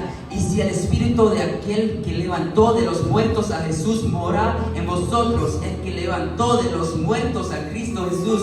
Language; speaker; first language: Spanish; early bilingual, heritage; Spanish